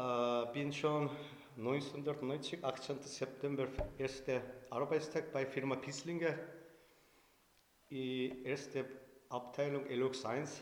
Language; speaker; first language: German; non-native, learner; Turkish